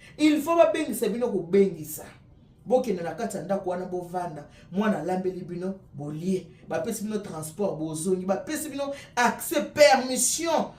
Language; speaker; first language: Lingala; non-native, local second language; Luba-Lulua